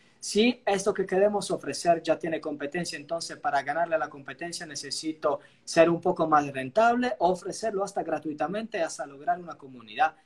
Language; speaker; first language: Spanish; non-native, fluent; Italian